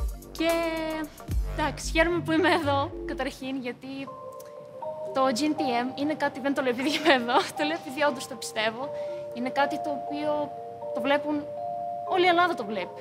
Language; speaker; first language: Greek; non-native, fluent; Russian